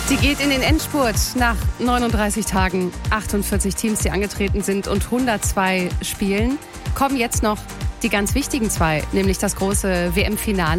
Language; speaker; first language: German; native; German